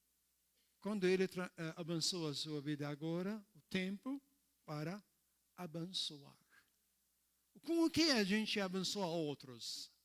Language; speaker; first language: Portuguese; non-native, learner; Arabic